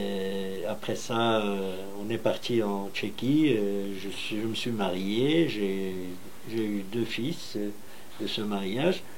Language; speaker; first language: French; non-native, local second language; Arabic